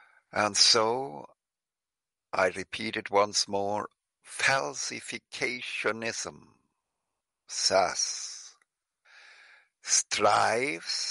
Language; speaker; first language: English; non-native, fluent; German